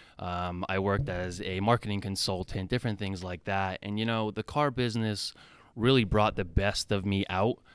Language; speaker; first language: English; native; English